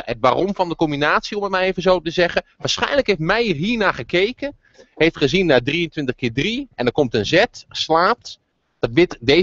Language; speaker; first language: Dutch; native; Dutch